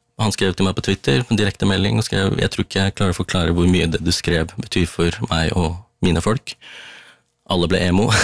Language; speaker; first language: Norwegian; early bilingual, other home language; Tamil